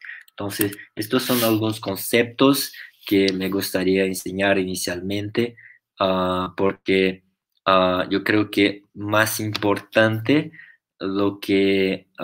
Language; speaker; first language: Spanish; non-native, fluent; Portuguese